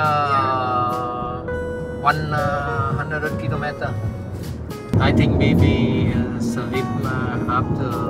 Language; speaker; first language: English; non-native, learner; Vietnamese